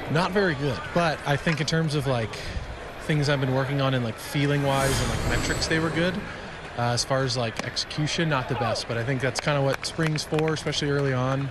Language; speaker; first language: English; native; English